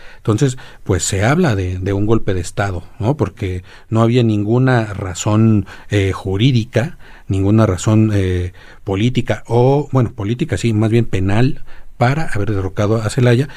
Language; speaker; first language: Spanish; native; Spanish